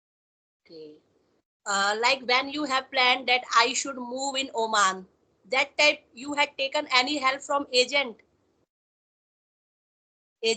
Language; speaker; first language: English; non-native, local second language; Hindi